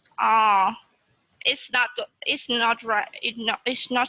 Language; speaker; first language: English; non-native, learner; Vietnamese